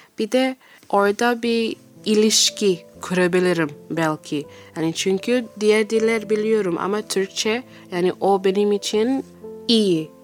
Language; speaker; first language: Turkish; non-native, learner; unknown